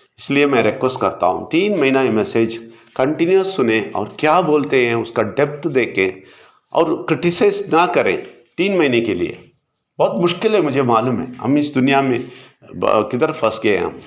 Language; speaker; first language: Hindi; non-native, local second language; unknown